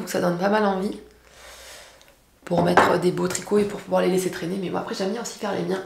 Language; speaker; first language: French; native; French